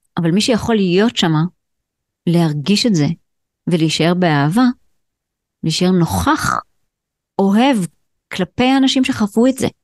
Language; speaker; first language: Hebrew; native; Hebrew